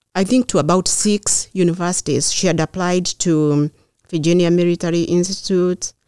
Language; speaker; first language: English; non-native, local second language; Kikuyu